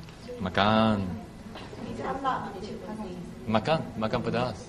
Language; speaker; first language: Indonesian; non-native, learner; Chinese